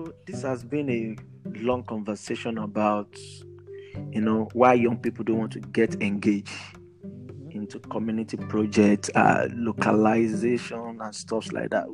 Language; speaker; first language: English; non-native, local second language; Yoruba